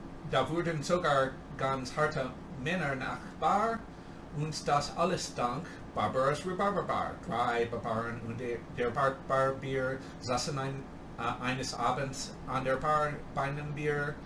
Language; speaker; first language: German; non-native, learner; English